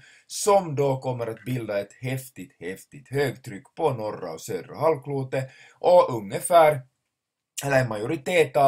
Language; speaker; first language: Swedish; native; Swedish